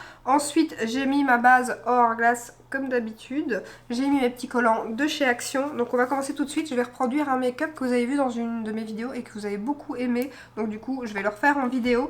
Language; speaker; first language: French; native; French